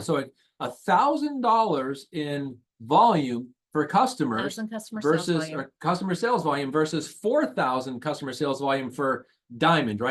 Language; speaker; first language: English; native; English